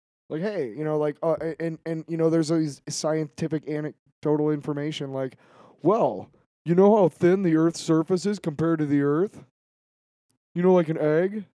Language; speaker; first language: English; native; English